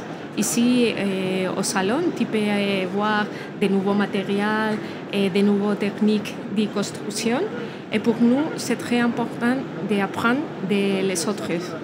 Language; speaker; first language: French; non-native, learner; Spanish